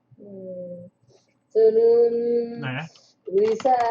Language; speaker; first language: Korean; non-native, learner; Vietnamese